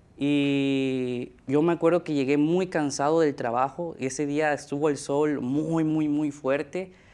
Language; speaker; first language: Spanish; native; Spanish